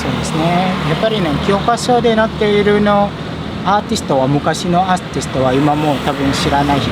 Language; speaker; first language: Japanese; non-native, fluent; Indonesian